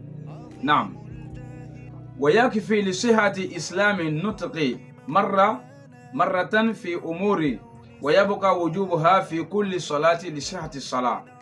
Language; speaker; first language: Arabic; non-native, fluent; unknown